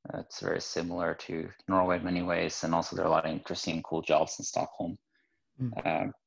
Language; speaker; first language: English; non-native, fluent; Norwegian